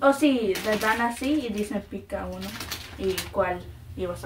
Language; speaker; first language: Spanish; early bilingual, heritage; Spanish